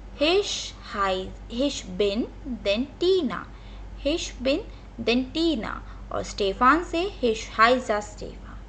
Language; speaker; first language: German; non-native, fluent; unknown